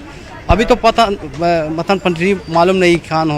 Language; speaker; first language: Hindi; non-native, learner; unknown